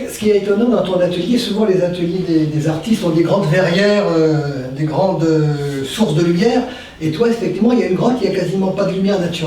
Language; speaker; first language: French; native; French